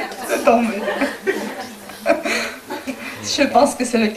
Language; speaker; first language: French; non-native, fluent; Spanish